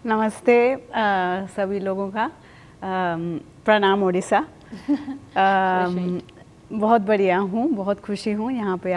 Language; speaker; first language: Hindi; non-native, fluent; Spanish